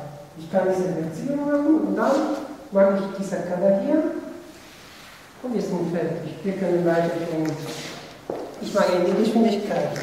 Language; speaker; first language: German; non-native, fluent; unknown